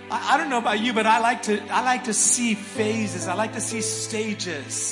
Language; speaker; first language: English; native; English